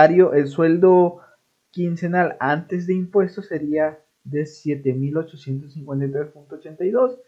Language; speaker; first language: Spanish; native; Spanish